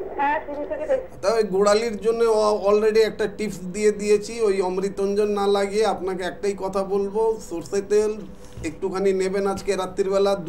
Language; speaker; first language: Bangla; non-native, local second language; Hindi